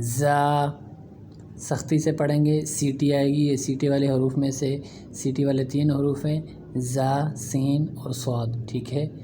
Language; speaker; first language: Urdu; native; Urdu